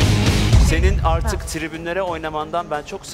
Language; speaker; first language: Turkish; native; Turkish